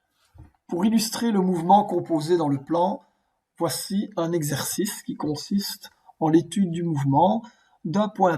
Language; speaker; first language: French; native; French